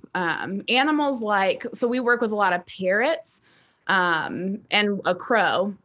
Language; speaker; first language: English; native; English